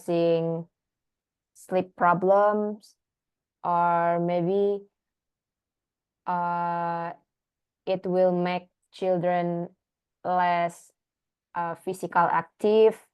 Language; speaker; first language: English; non-native, learner; Indonesian